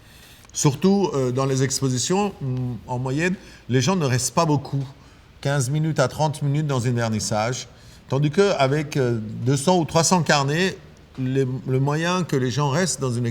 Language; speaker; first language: French; non-native, fluent; Persian